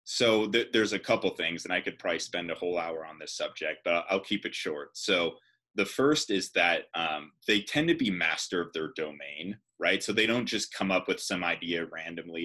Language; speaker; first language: English; native; English